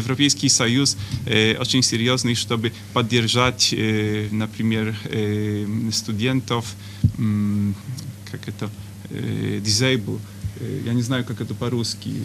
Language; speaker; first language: Russian; non-native, fluent; Polish